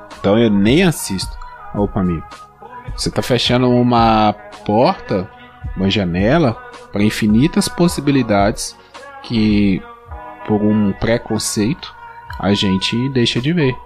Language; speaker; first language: Portuguese; native; Portuguese